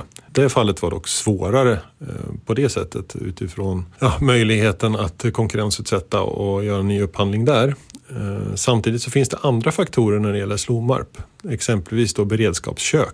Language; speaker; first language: Swedish; native; Swedish